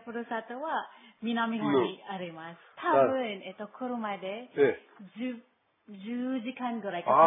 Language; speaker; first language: Japanese; non-native, learner; Filipino